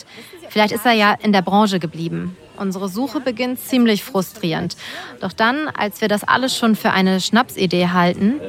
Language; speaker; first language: German; native; German